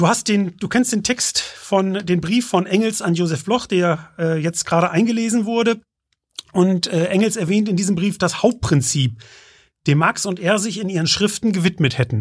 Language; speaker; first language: German; native; German